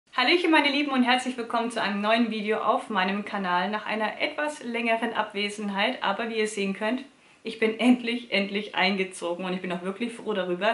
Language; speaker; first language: German; native; German